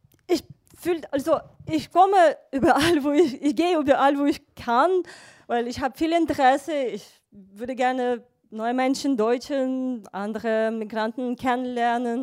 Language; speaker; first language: German; non-native, fluent; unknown